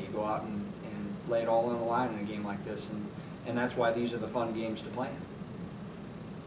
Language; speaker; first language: English; native; English